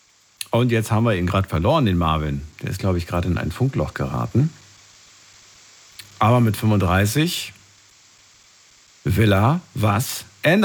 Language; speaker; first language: German; native; German